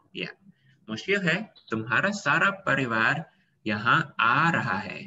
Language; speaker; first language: Hindi; non-native, fluent; Indonesian